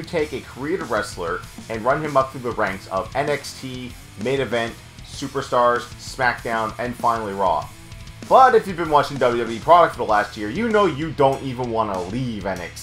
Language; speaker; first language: English; native; English